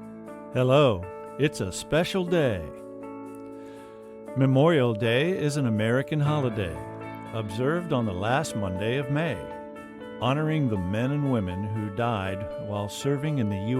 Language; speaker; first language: English; native; English